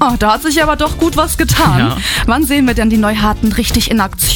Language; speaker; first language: German; native; German